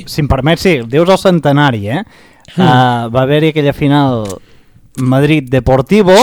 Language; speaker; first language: Catalan; native; Catalan